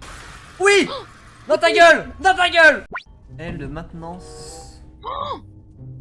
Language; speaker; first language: French; native; French